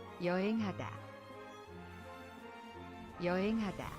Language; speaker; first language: Korean; non-native, learner; English